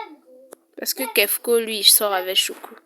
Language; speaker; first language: French; native; French